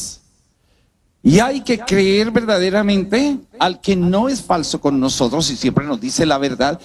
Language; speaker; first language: Spanish; native; Spanish